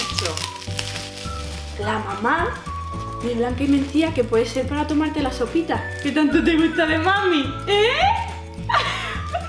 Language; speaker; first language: Spanish; native; Spanish